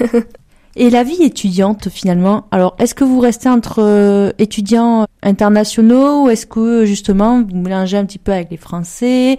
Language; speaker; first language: French; native; French